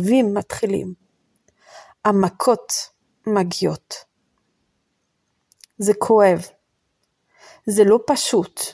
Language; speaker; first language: Hebrew; non-native, fluent; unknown